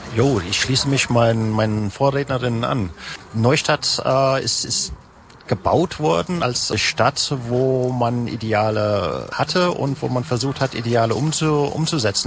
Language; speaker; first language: German; native; German